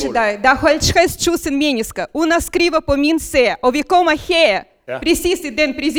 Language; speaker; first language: Danish; non-native, local second language; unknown